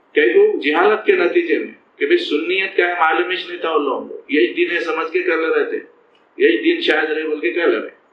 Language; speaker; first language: Urdu; native; Urdu